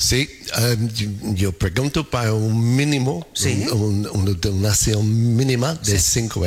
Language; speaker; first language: Spanish; non-native, fluent; English